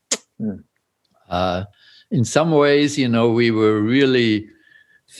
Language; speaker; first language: English; non-native, fluent; German